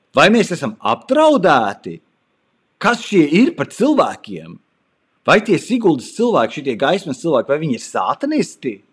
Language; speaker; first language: Latvian; early bilingual, heritage; Latvian